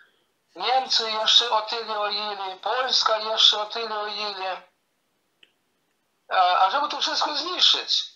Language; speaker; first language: Polish; early bilingual, heritage; Polish